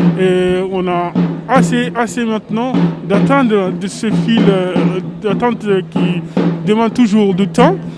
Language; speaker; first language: French; non-native, local second language; Bambara